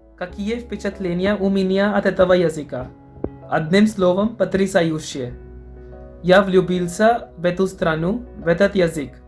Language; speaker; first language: Russian; non-native, fluent; Hindi